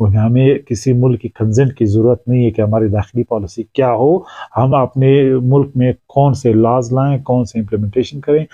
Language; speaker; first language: Urdu; non-native, local second language; Pashto